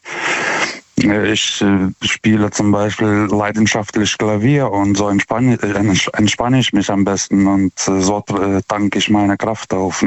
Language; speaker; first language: German; non-native, fluent; Lithuanian